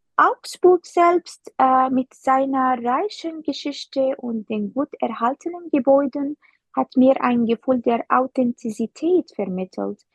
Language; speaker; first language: German; non-native, fluent; Arabic